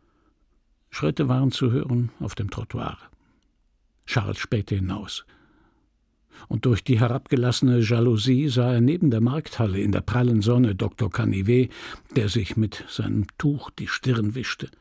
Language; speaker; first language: German; native; German